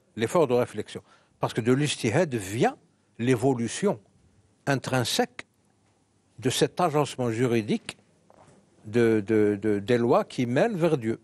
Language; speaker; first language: French; non-native, local second language; Arabic